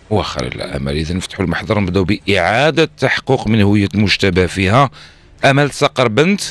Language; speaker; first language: Arabic; native; Arabic